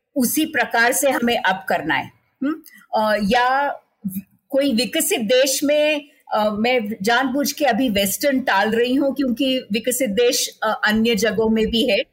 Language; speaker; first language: Hindi; non-native, local second language; Marathi